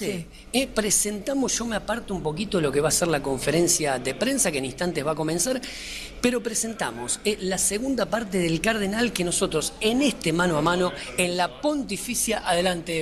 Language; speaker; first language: Spanish; native; Spanish